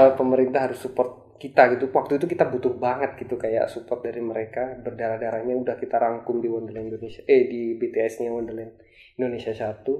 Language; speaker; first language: Indonesian; native; Indonesian